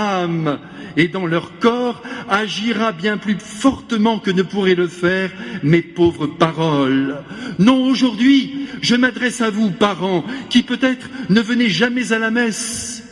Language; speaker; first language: French; native; French